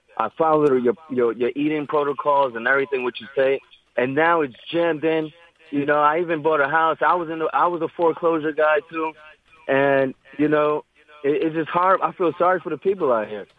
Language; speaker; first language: English; native; English